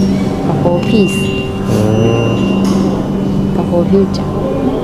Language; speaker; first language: English; non-native, learner; Japanese